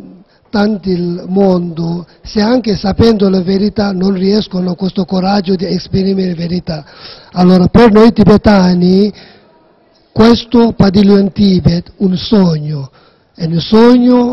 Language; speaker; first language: Italian; non-native, learner; Tibetan